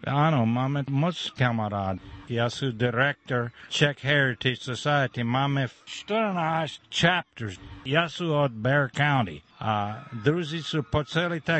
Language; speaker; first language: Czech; early bilingual, heritage; Czech